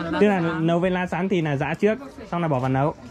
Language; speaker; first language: Vietnamese; native; Vietnamese